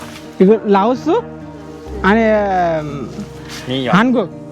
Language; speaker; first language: Korean; non-native, learner; Bangla